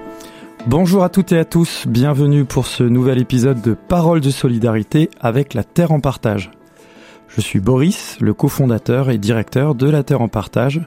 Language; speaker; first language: French; native; French